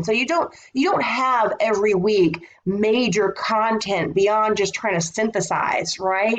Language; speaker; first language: English; native; English